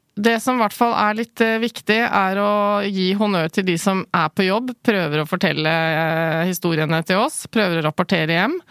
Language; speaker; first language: Norwegian; early bilingual, other home language; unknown